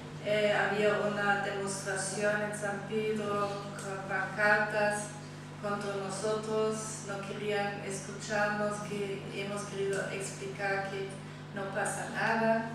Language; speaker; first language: Spanish; non-native, fluent; German